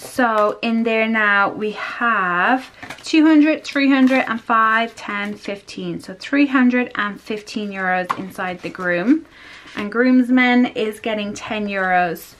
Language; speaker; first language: English; native; English